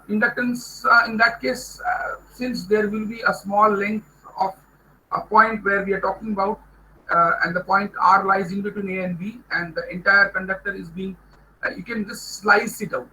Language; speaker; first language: English; non-native, local second language; Bangla